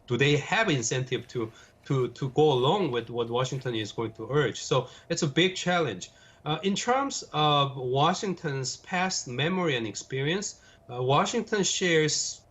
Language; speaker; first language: English; non-native, fluent; Korean